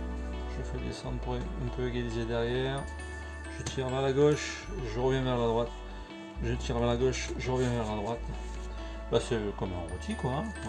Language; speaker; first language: French; native; French